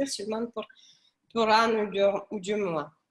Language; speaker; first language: French; non-native, learner; Russian